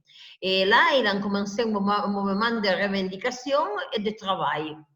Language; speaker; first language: French; non-native, fluent; Italian